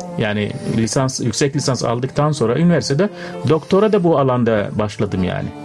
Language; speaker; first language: Turkish; non-native, fluent; Arabic